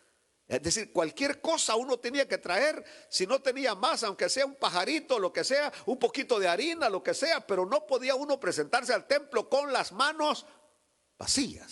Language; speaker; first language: Spanish; native; Spanish